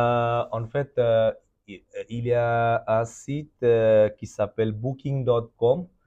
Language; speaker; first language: French; non-native, fluent; Bangla